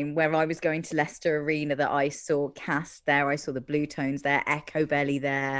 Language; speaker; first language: English; native; English